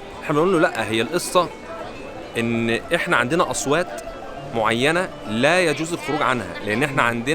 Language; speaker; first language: Arabic; native; Arabic